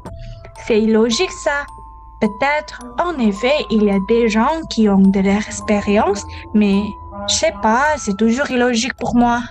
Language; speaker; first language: French; non-native, learner; Indonesian